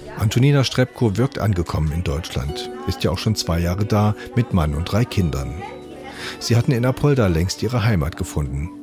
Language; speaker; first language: German; native; German